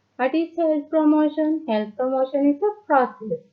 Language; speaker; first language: English; non-native, local second language; Sinhala